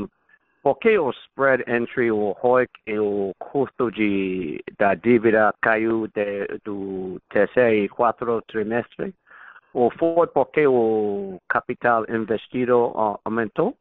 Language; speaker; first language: Portuguese; non-native, fluent; English